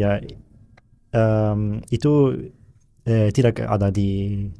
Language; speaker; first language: Indonesian; non-native, learner; German